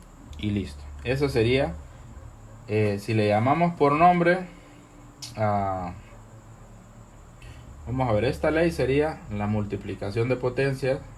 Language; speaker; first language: Spanish; native; Spanish